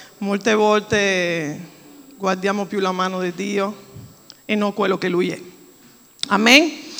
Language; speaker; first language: Italian; non-native, fluent; Spanish